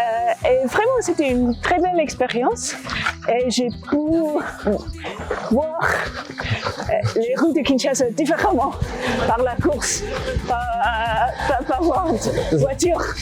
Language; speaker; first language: French; non-native, fluent; English